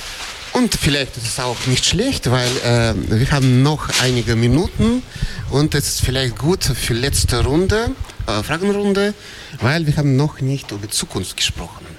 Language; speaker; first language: German; non-native, fluent; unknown